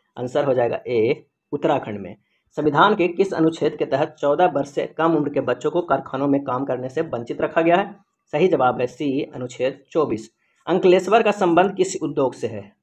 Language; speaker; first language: Hindi; native; Hindi